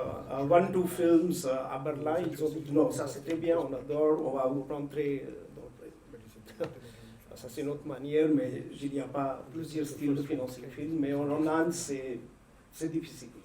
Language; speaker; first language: French; non-native, fluent; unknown